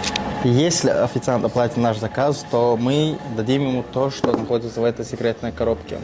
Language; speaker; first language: Russian; non-native, local second language; Chechen